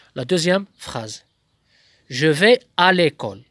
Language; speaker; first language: French; non-native, local second language; Arabic